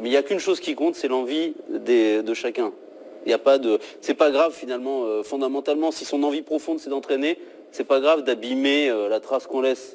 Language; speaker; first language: French; native; French